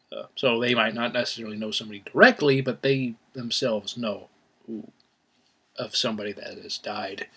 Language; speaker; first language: English; native; English